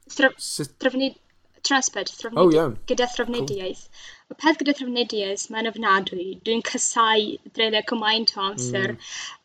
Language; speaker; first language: Welsh; non-native, fluent; Russian